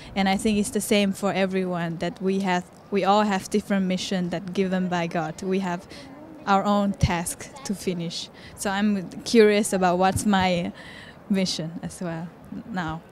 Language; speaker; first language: English; non-native, fluent; Chinese